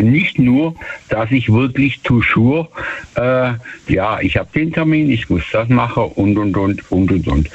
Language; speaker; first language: German; native; German